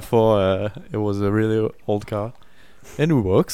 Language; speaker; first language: English; non-native, learner; French